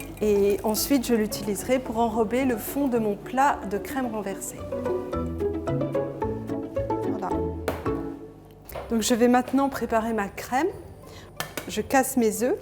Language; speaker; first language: French; native; French